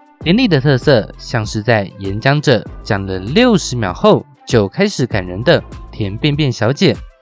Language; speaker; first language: Chinese; native; Chinese